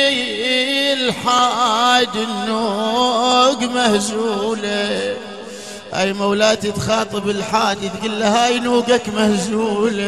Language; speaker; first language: Arabic; native; Arabic